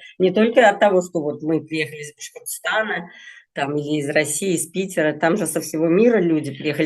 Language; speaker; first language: Russian; native; Russian